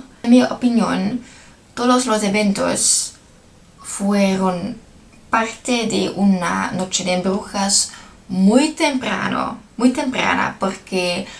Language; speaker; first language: Spanish; non-native, learner; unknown